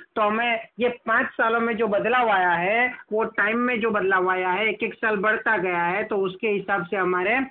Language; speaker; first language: Hindi; non-native, local second language; Gujarati